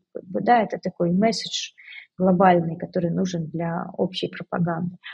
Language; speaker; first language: Russian; native; Russian